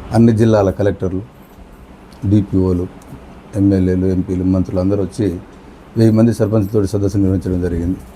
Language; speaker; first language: Telugu; non-native, local second language; Lambadi